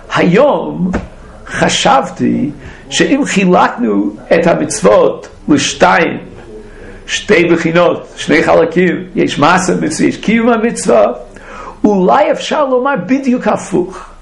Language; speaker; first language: Hebrew; non-native, fluent; English